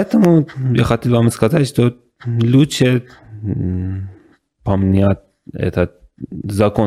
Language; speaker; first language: Russian; non-native, learner; Persian